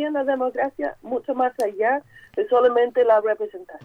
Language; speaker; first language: Spanish; non-native, fluent; English